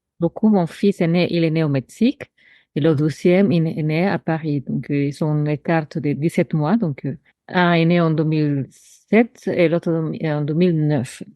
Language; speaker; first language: French; non-native, fluent; Spanish